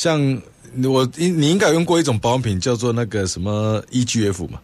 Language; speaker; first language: Chinese; native; Chinese